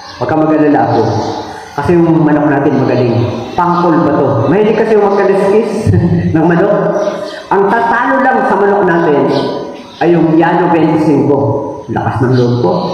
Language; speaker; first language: Filipino; non-native, local second language; Cebuano